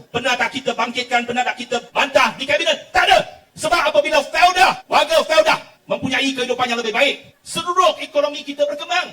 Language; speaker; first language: Malay; non-native, local second language; Chinese